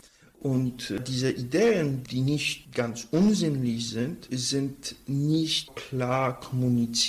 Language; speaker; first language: German; non-native, fluent; Polish